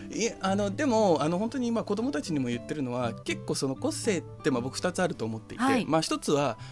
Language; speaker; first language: Japanese; early bilingual, other home language; Portuguese